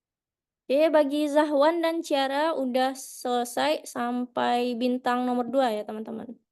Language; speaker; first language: Indonesian; native; Indonesian